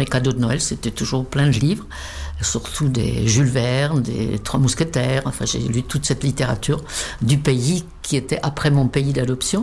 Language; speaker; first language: French; non-native, fluent; Czech